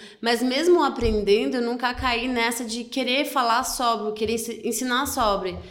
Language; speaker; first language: Portuguese; non-native, fluent; French